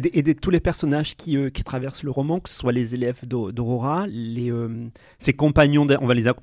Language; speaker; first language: French; native; French